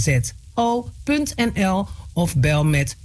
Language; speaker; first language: Dutch; native; Dutch